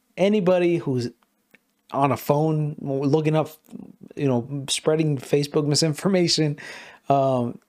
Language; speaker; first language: English; non-native, fluent; Spanish